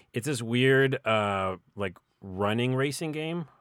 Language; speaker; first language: English; native; English